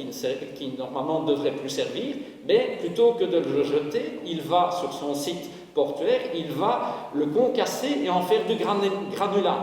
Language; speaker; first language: French; native; French